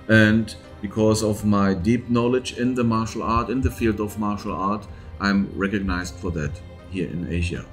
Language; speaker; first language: English; non-native, fluent; German